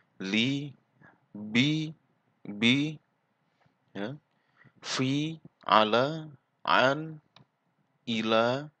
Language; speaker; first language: Arabic; non-native, fluent; Malay